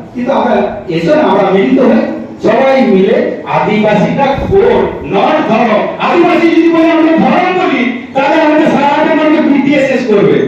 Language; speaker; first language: Bangla; non-native, local second language; Santali